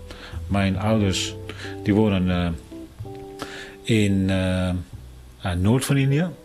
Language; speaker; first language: Dutch; non-native, fluent; Tibetan